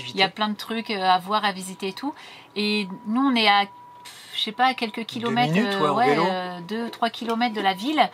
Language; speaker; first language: French; native; French